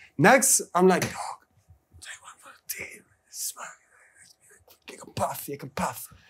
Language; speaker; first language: English; non-native, local second language; Afrikaans